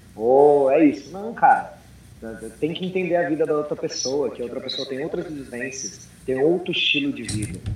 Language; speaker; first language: Portuguese; early bilingual, heritage; English